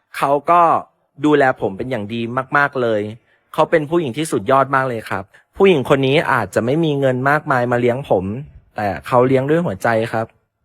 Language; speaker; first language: Thai; native; Thai